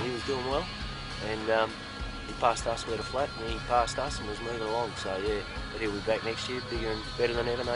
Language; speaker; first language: English; native; English